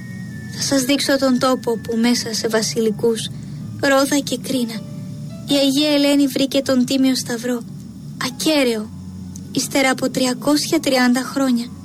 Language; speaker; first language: Greek; native; Greek